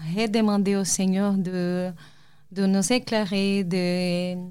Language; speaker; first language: French; non-native, fluent; Portuguese